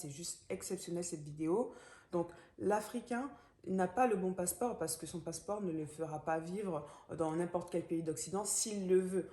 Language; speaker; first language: French; native; French